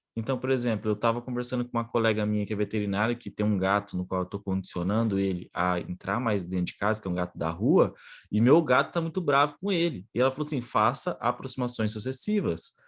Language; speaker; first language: Portuguese; native; Portuguese